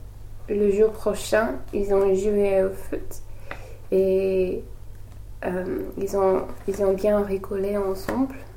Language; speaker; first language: French; non-native, learner; English